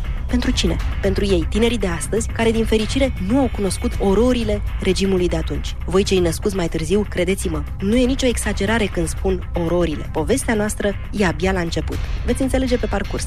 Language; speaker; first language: Romanian; native; Romanian